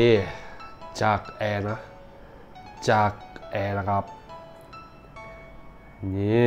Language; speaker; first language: Thai; non-native, learner; Japanese